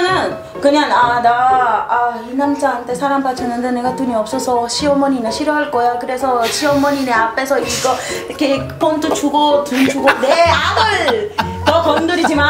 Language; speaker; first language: Korean; non-native, fluent; Spanish